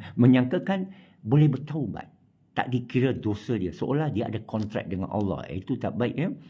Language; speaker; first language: Malay; non-native, local second language; Chinese